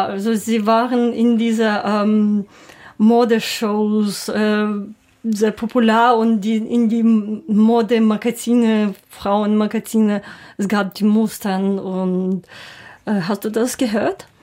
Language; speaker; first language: German; non-native, learner; Ukrainian